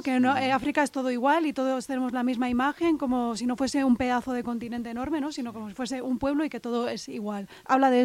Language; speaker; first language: Spanish; native; Spanish